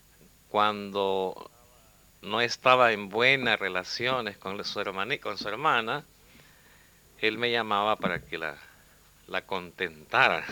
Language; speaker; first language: Spanish; native; Spanish